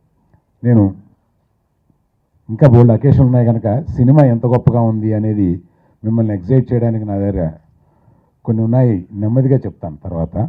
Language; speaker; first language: Telugu; native; Telugu